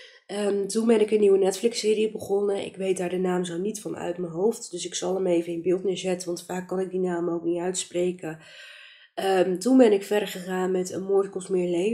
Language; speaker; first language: Dutch; native; Dutch